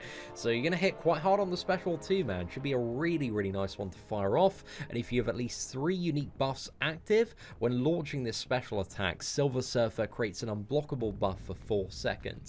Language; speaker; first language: English; native; English